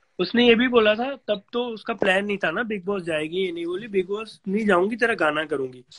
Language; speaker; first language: Hindi; non-native, local second language; Punjabi